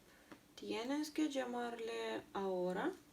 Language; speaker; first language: Spanish; non-native, learner; Russian